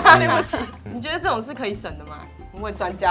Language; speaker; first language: Chinese; native; Chinese